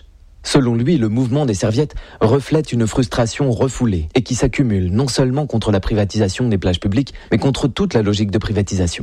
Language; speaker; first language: French; native; French